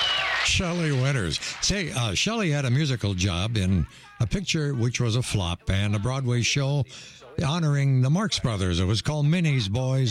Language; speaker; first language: English; native; English